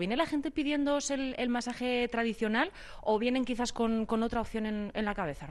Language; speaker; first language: Spanish; native; Spanish